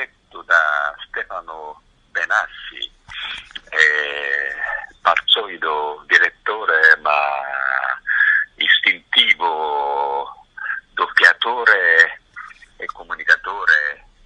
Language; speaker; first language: Italian; non-native, fluent; Japanese